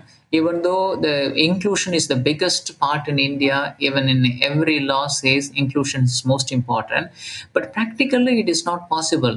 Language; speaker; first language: English; non-native, local second language; Tamil